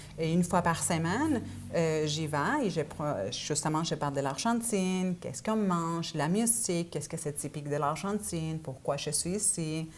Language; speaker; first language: French; non-native, fluent; Spanish